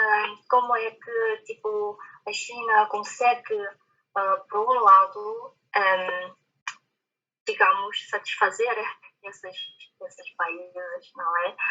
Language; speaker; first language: Portuguese; non-native, fluent; Chinese